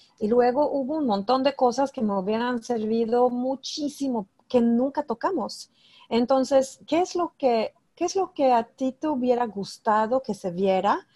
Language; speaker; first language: Spanish; non-native, fluent; Swedish